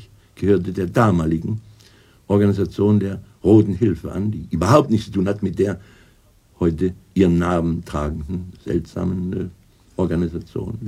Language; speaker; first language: German; native; German